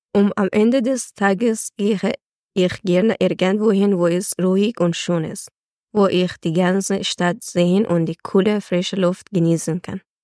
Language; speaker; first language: German; non-native, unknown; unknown